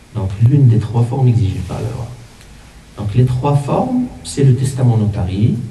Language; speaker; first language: French; non-native, local second language; Arabic